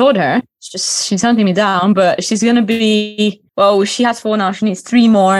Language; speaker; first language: English; non-native, fluent; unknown